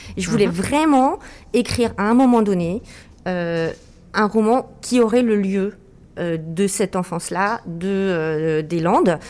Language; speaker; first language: French; native; French